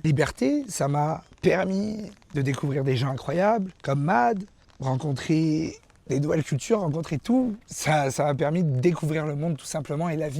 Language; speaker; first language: French; native; French